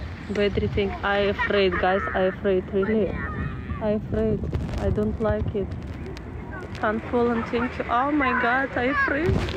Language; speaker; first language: English; non-native, learner; Russian